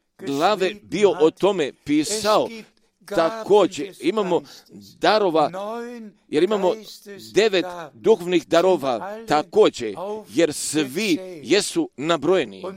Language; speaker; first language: Croatian; early bilingual, heritage; Croatian